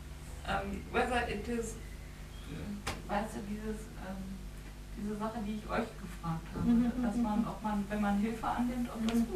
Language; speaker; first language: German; native; German